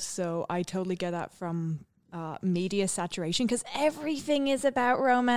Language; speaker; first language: English; native; English